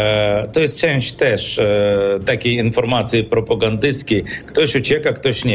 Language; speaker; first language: Polish; non-native, fluent; Ukrainian